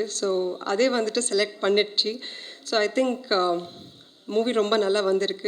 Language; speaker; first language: Tamil; non-native, learner; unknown